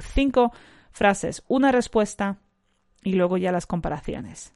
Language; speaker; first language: Spanish; native; Spanish